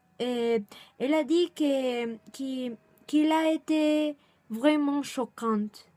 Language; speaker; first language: French; non-native, learner; Spanish